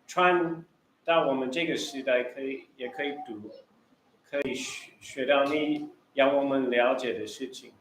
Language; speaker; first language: Chinese; early bilingual, heritage; Chinese